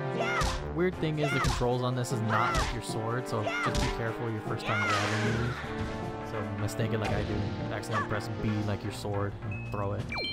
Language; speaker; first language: English; native; English